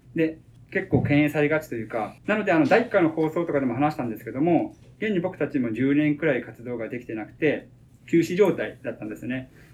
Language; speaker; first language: Japanese; native; Japanese